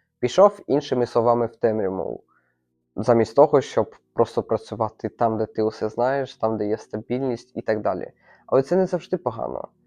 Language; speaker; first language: Ukrainian; native; Ukrainian